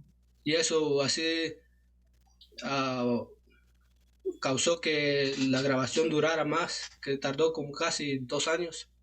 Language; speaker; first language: Spanish; non-native, local second language; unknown